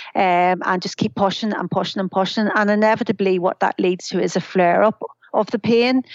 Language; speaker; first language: English; native; English